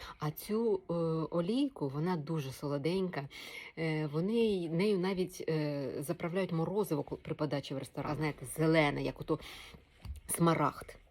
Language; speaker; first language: Ukrainian; native; Ukrainian